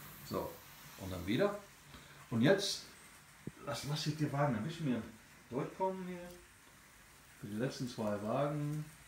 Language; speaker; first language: German; non-native, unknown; English